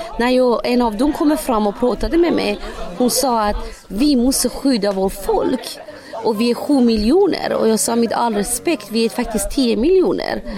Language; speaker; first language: Swedish; non-native, fluent; Persian